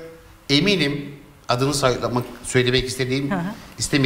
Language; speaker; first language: Turkish; native; Turkish